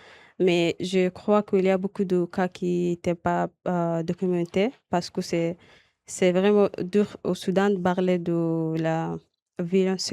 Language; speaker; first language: French; non-native, learner; Arabic